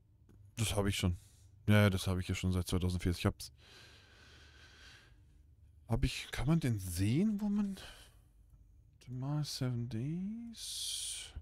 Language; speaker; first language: German; native; German